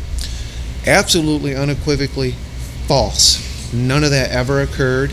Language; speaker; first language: English; native; English